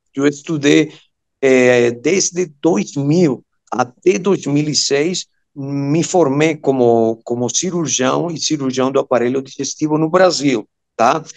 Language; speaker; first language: Portuguese; non-native, fluent; Spanish